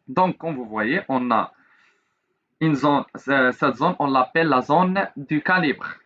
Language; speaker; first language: French; non-native, local second language; Arabic